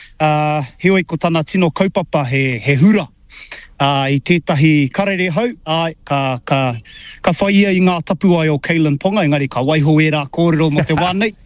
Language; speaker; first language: Māori; native; Māori